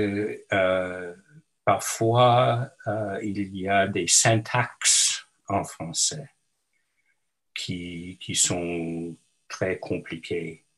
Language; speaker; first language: French; non-native, local second language; English